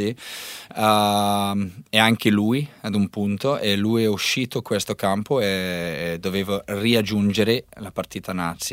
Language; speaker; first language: Italian; non-native, learner; English